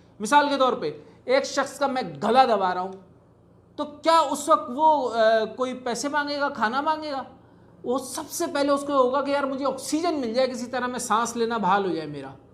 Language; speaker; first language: Urdu; native; Urdu